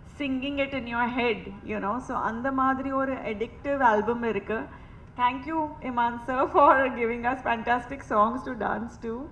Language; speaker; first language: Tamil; non-native, fluent; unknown